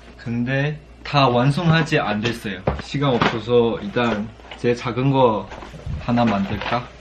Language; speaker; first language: Korean; non-native, fluent; Chinese